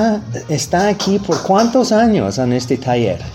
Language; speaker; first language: Spanish; non-native, learner; English